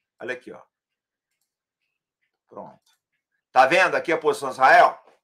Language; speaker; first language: Portuguese; native; Portuguese